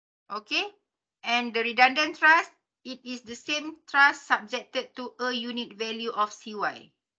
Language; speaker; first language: English; non-native, local second language; Malay